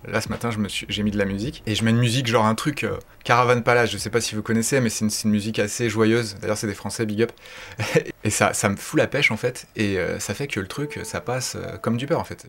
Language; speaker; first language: French; native; French